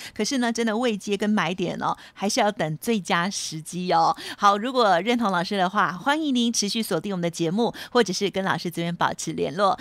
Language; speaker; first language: Chinese; native; Chinese